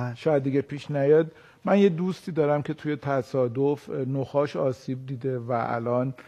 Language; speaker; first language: Persian; native; Persian